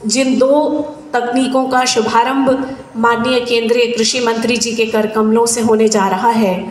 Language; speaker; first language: Hindi; non-native, local second language; Marathi